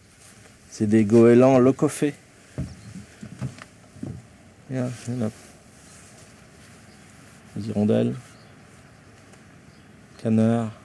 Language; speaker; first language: French; native; French